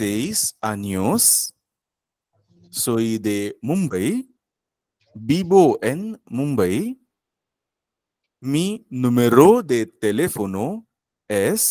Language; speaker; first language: Spanish; non-native, fluent; Marathi